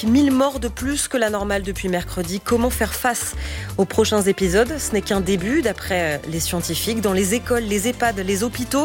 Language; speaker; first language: French; native; French